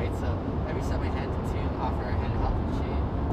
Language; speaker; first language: English; native; English